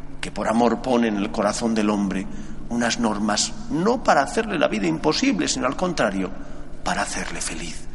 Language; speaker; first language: Spanish; native; Spanish